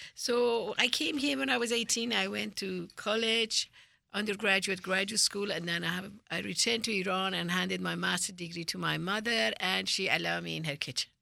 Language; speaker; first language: English; non-native, fluent; Persian